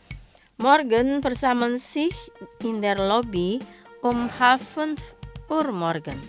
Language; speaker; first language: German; non-native, fluent; Indonesian